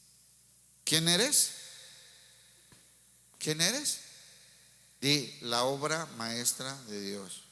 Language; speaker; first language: Spanish; native; Spanish